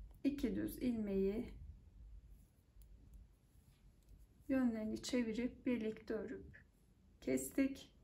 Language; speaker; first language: Turkish; native; Turkish